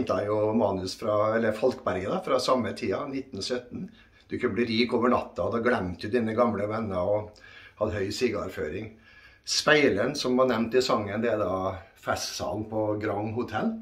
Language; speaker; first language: Norwegian; native; Norwegian